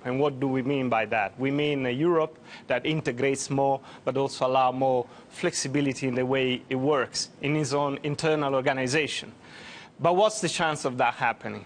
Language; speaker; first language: English; non-native, fluent; Italian